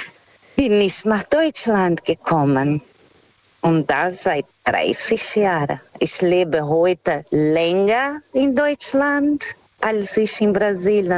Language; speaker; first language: German; non-native, fluent; Portuguese